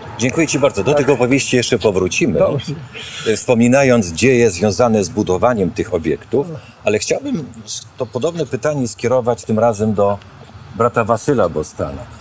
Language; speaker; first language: Polish; native; Polish